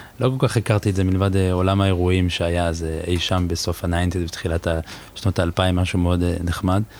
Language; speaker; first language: Hebrew; native; Hebrew